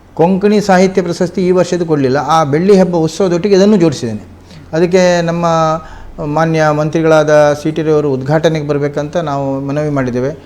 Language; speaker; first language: Kannada; non-native, local second language; Konkani